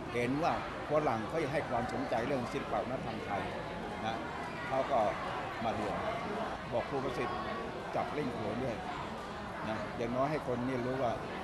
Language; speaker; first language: Thai; native; Thai